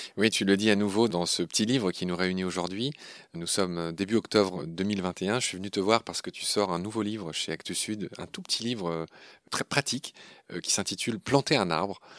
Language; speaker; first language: French; native; French